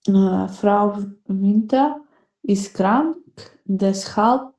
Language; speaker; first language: German; non-native, learner; Macedonian